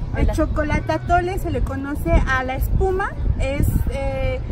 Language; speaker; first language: Spanish; native; Spanish